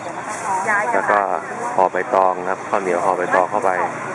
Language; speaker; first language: Thai; native; Thai